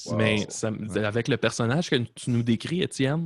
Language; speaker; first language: French; native; French